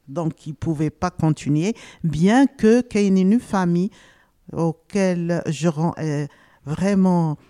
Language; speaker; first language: French; non-native, local second language; Arabic